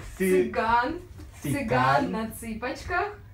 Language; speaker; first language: Russian; native; Russian